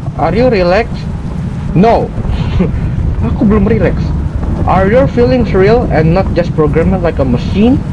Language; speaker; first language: English; non-native, learner; Indonesian